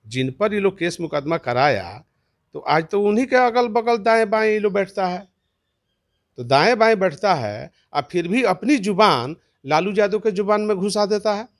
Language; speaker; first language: Hindi; native; Hindi